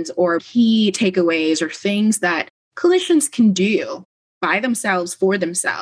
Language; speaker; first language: English; non-native, local second language; Filipino